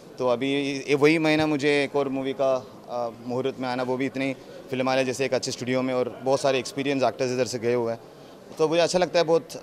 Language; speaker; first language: Hindi; non-native, local second language; Malayalam